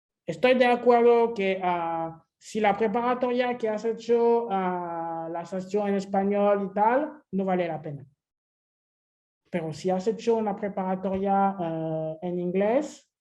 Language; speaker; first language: Spanish; non-native, fluent; French